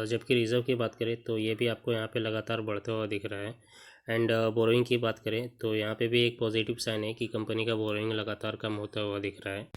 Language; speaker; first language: Hindi; native; Hindi